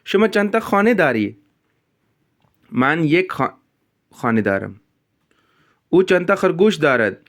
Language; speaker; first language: Persian; non-native, fluent; Urdu